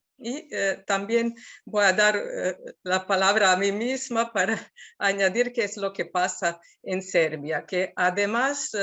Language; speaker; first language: Spanish; non-native, fluent; Serbian